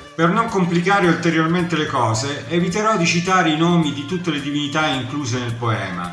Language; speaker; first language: Italian; native; Italian